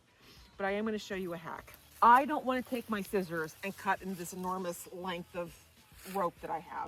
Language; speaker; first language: English; native; English